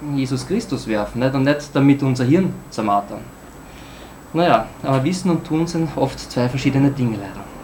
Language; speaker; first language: German; native; German